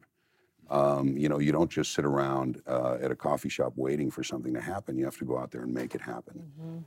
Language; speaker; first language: English; native; English